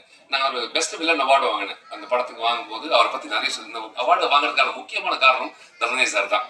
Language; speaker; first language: Tamil; native; Tamil